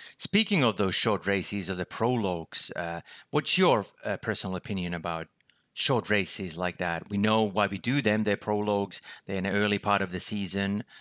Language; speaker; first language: English; non-native, fluent; Finnish